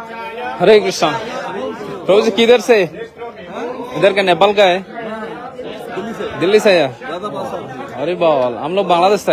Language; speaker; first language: Hindi; non-native, local second language; Bangla